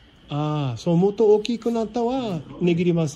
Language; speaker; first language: Japanese; non-native, learner; Portuguese